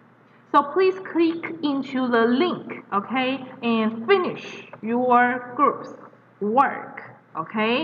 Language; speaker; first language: English; non-native, fluent; Chinese